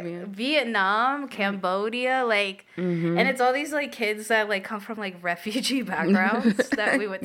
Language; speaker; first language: English; native; English